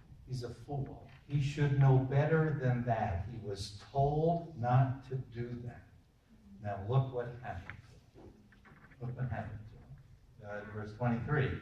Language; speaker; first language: English; native; English